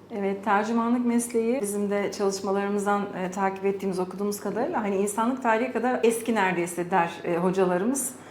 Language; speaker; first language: Turkish; early bilingual, heritage; Turkish